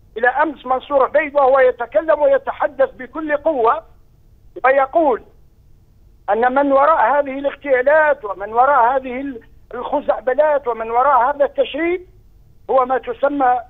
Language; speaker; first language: Arabic; native; Arabic